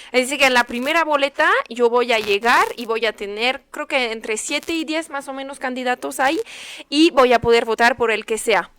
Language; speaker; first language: Spanish; non-native, fluent; French